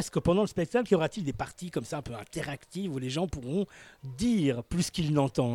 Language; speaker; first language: French; native; French